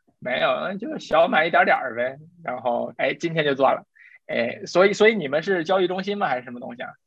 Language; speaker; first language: Chinese; native; Chinese